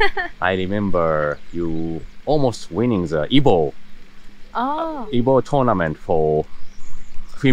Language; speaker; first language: English; non-native, learner; Japanese